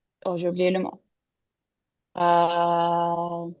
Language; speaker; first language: French; non-native, fluent; English